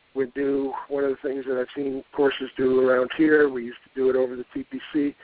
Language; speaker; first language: English; native; English